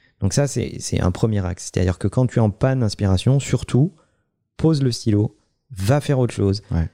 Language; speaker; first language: French; native; French